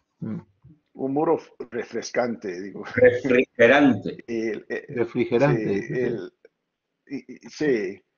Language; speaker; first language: Spanish; early bilingual, heritage; Spanish